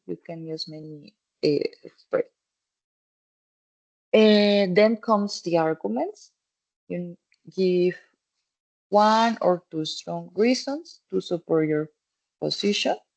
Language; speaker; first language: English; non-native, fluent; Spanish